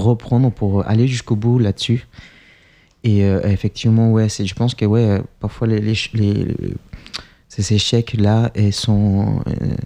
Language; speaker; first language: French; non-native, fluent; Spanish